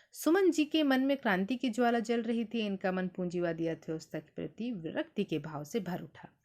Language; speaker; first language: Hindi; native; Hindi